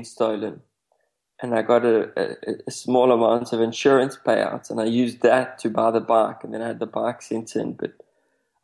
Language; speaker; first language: English; native; English